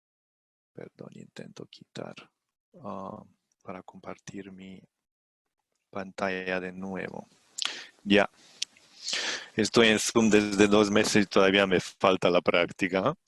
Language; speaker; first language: Spanish; non-native, fluent; Romanian